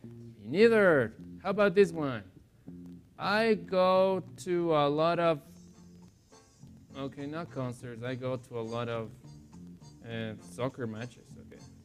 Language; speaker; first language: English; non-native, fluent; Spanish